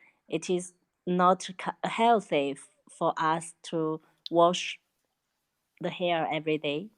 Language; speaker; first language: English; non-native, learner; Hungarian